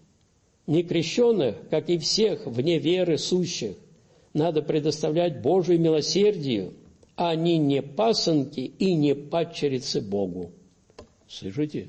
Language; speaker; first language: Russian; native; Russian